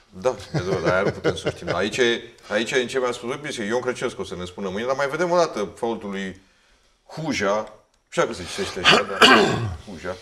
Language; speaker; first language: Romanian; native; Romanian